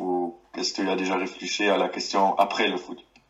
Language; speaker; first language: French; non-native, local second language; Luxembourgish